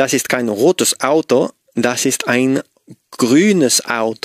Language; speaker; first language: German; non-native, learner; Spanish